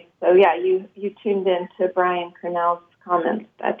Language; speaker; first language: English; native; English